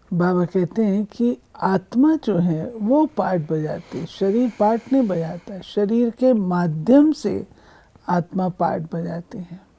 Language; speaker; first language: Hindi; native; Hindi